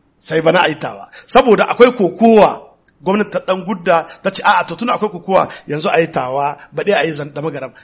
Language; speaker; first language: Hausa; non-native, local second language; Tamasheq